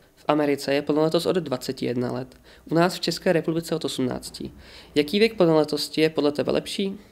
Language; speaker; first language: Czech; native; Czech